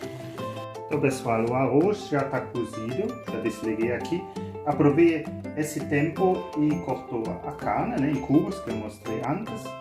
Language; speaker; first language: Portuguese; non-native, learner; German